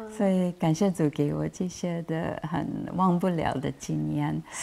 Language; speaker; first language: Chinese; non-native, fluent; English